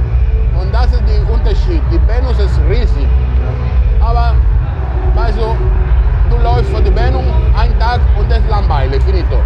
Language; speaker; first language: German; non-native, fluent; Italian